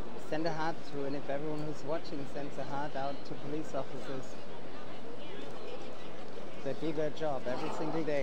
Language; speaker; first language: English; non-native, fluent; German